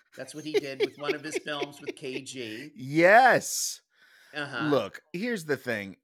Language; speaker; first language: English; native; English